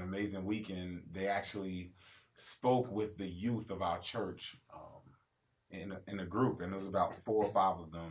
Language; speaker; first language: English; native; English